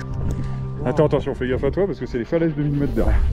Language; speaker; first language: French; native; French